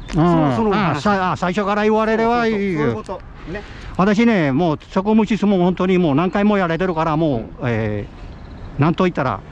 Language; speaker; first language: Japanese; non-native, fluent; Spanish